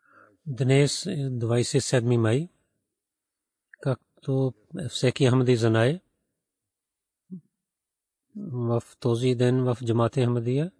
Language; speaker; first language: Bulgarian; non-native, learner; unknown